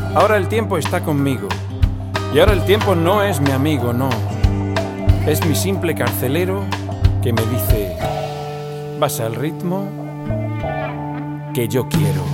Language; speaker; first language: Spanish; native; Spanish